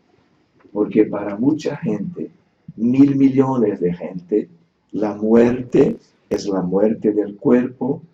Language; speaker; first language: Spanish; non-native, fluent; Portuguese